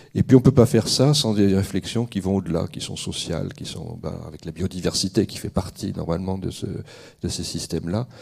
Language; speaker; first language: French; native; French